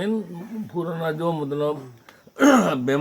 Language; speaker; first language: Hindi; non-native, local second language; Mizo